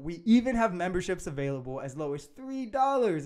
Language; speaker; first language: English; native; English